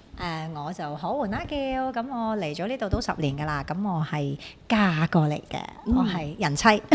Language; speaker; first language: Cantonese; native; Cantonese